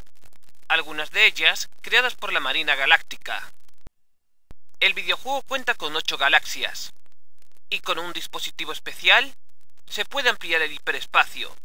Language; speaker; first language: Spanish; native; Spanish